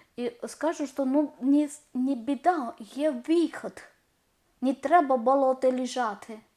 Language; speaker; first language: Ukrainian; non-native, learner; Malayalam